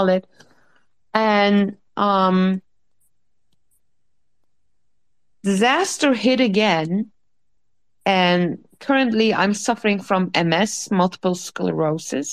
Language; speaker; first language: English; non-native, fluent; Dutch